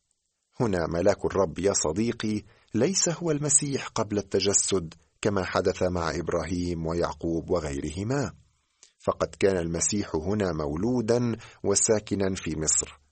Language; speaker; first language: Arabic; native; Arabic